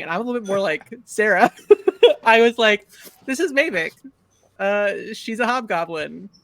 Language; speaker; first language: English; native; English